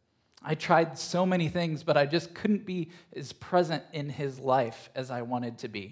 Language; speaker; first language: English; native; English